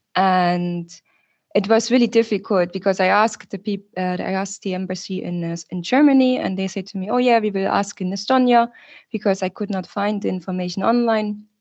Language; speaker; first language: English; non-native, fluent; German